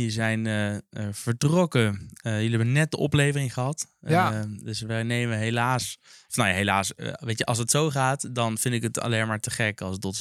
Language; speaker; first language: Dutch; native; Dutch